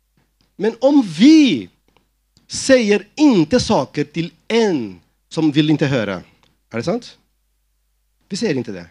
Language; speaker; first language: Swedish; non-native, fluent; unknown